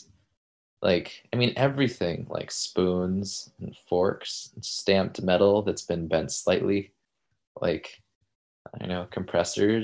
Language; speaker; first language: English; native; English